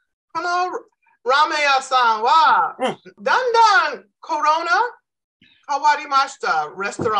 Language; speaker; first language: Japanese; non-native, fluent; English